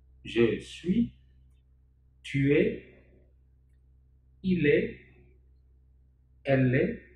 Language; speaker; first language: French; non-native, fluent; Indonesian